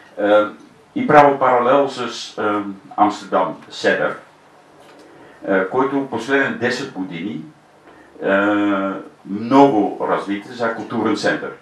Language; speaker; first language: Bulgarian; non-native, learner; Dutch